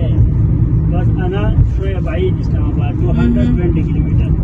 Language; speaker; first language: Arabic; non-native, learner; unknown